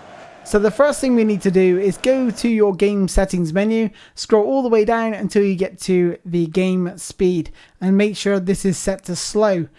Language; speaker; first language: English; native; English